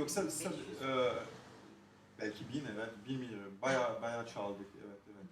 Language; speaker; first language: Turkish; non-native, fluent; French